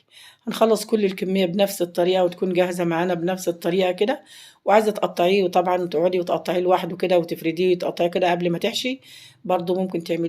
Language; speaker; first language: Arabic; native; Arabic